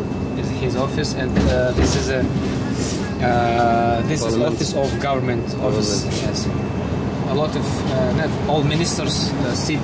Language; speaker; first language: English; non-native, learner; Kazakh